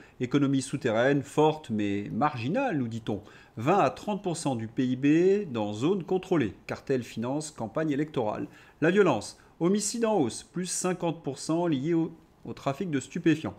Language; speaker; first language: French; native; French